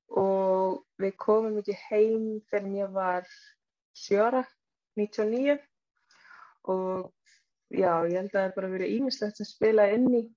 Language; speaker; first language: Icelandic; early bilingual, other home language; English